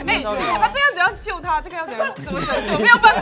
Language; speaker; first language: Chinese; native; Chinese